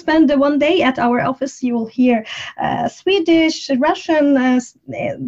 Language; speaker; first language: English; non-native, fluent; Arabic